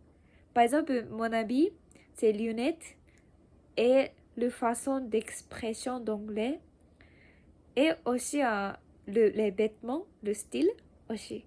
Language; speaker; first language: French; non-native, learner; Japanese